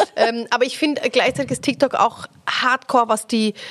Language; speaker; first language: German; native; German